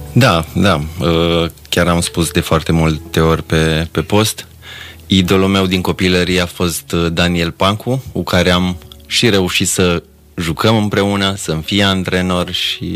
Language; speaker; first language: Romanian; native; Romanian